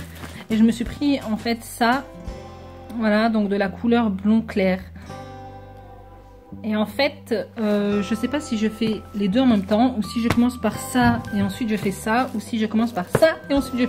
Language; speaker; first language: French; native; French